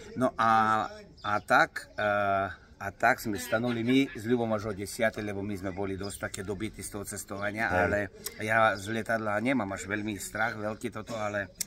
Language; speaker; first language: Slovak; native; Slovak